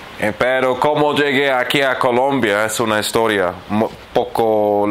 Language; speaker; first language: Spanish; non-native, fluent; Arabic